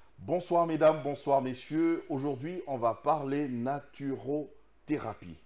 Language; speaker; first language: French; non-native, local second language; Lingala